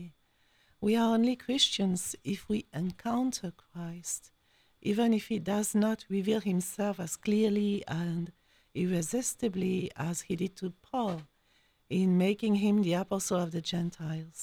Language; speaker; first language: English; non-native, fluent; French